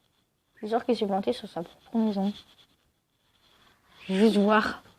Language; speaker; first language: French; native; French